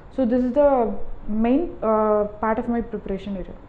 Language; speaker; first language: English; non-native, local second language; Tamil